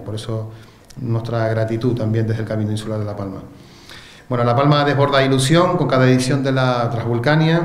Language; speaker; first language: Spanish; native; Spanish